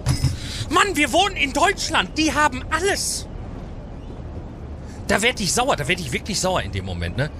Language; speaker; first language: German; native; German